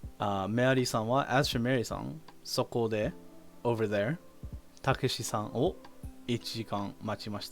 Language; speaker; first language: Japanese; non-native, learner; English